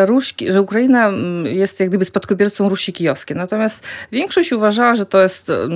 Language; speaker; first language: Polish; non-native, fluent; Ukrainian